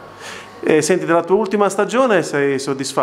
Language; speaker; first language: Italian; native; Italian